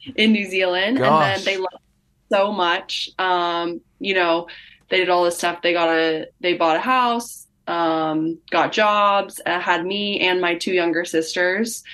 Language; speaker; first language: English; native; English